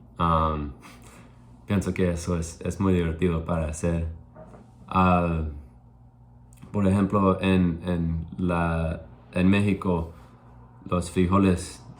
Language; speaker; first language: Spanish; non-native, learner; English